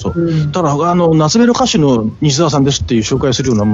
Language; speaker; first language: Japanese; native; Japanese